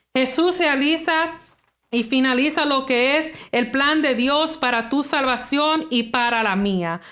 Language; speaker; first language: Spanish; early bilingual, heritage; English